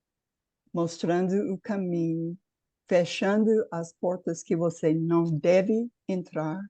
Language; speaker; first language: Portuguese; non-native, fluent; English